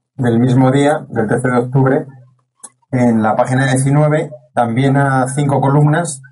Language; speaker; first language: Spanish; native; Spanish